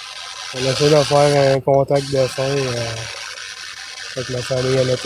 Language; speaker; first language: French; native; French